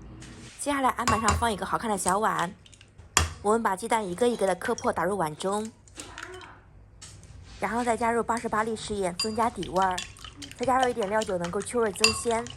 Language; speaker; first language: Chinese; native; Chinese